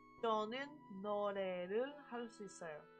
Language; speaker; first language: Korean; non-native, learner; English